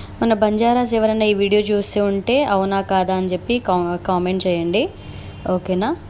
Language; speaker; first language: Telugu; non-native, local second language; Lambadi